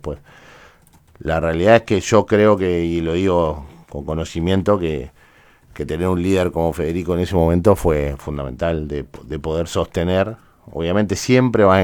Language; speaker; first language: Spanish; native; Spanish